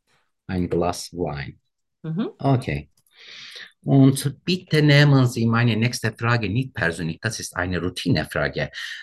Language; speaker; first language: German; non-native, learner; Turkish